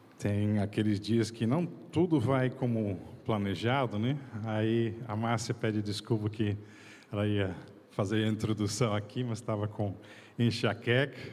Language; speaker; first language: Portuguese; non-native, fluent; Dutch